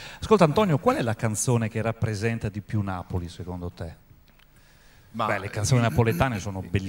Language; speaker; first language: Italian; native; Italian